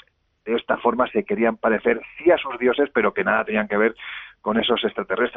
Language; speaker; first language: Spanish; native; Spanish